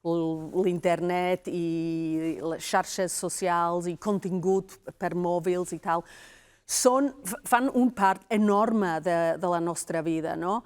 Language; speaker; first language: Catalan; non-native, fluent; Welsh